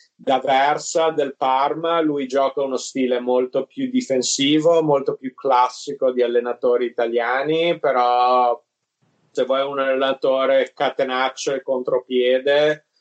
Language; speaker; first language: Italian; early bilingual, other home language; English